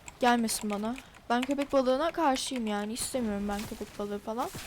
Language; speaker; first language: Turkish; native; Turkish